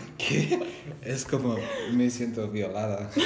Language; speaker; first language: Spanish; non-native, learner; English